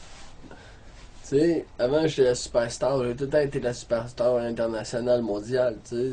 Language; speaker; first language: French; native; French